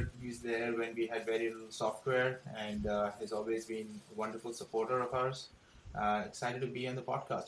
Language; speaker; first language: English; non-native, local second language; Hindi